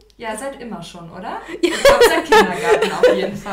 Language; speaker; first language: German; native; German